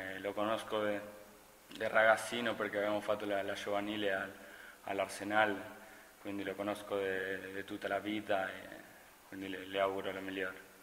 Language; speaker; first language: Italian; non-native, fluent; Spanish